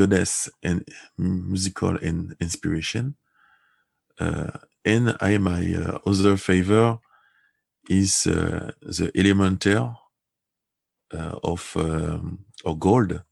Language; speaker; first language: English; non-native, learner; French